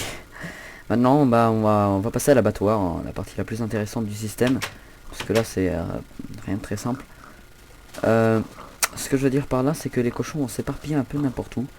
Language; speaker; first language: French; native; French